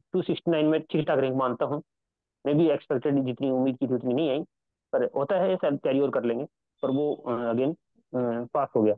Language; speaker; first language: Hindi; native; Hindi